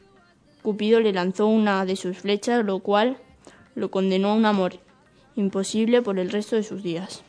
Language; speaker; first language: Spanish; native; Spanish